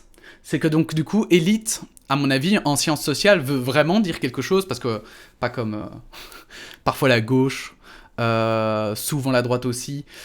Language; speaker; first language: French; native; French